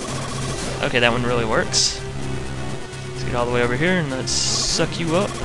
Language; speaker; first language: English; native; English